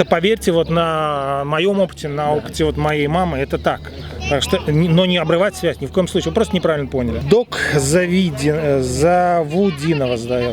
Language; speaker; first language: Russian; native; Russian